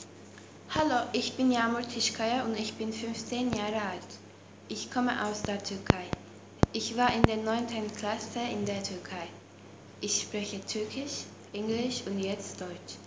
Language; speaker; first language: German; non-native, learner; Turkish